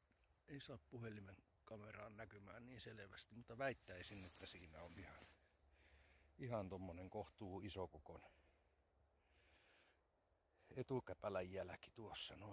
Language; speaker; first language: Finnish; native; Finnish